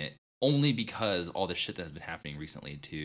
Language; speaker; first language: English; early bilingual, other home language; Vietnamese